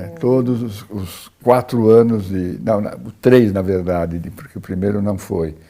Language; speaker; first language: Portuguese; early bilingual, other home language; Italian